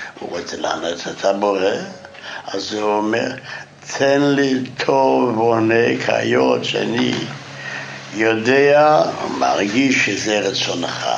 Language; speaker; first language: Hebrew; non-native, fluent; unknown